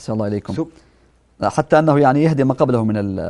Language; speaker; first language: Arabic; native; Arabic